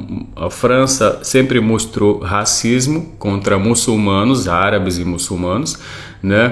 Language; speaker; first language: Portuguese; non-native, fluent; Arabic